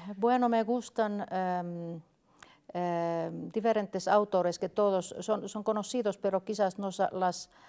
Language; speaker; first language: Spanish; non-native, fluent; Finnish